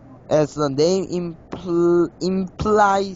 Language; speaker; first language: English; non-native, learner; Korean